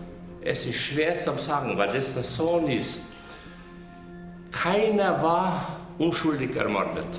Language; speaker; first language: German; non-native, fluent; Croatian